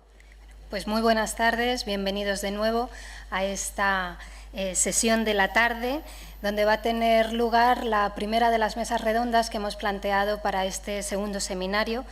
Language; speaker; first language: Spanish; native; Spanish